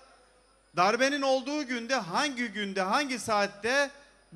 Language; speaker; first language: Turkish; native; Turkish